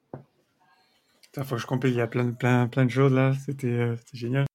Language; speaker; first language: French; native; French